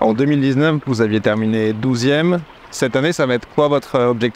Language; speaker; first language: French; native; French